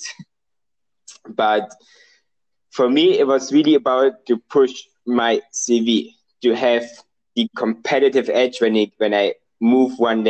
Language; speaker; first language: English; non-native, fluent; German